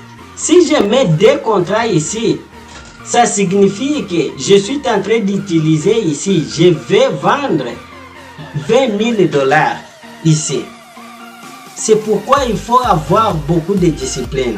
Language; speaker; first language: French; non-native, fluent; Portuguese